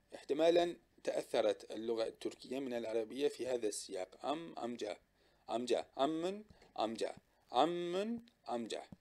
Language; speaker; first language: Arabic; non-native, fluent; Turkish